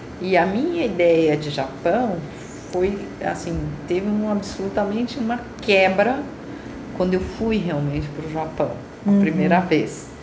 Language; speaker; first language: Portuguese; native; Portuguese